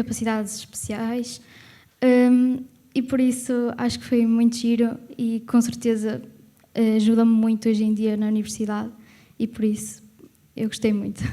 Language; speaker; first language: Portuguese; native; Portuguese